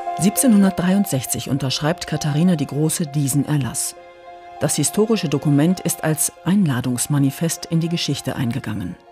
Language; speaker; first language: German; native; German